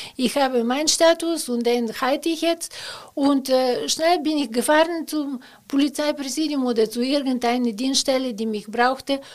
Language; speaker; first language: German; non-native, fluent; Bulgarian